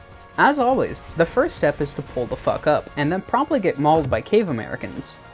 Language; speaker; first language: English; native; English